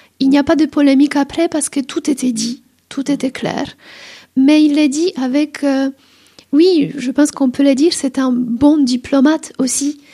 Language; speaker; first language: French; non-native, fluent; Polish